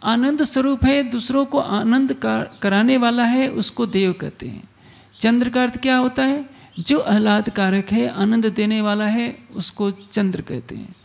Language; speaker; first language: Hindi; native; Hindi